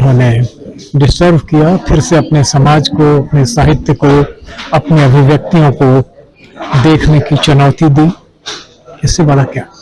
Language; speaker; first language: Hindi; native; Hindi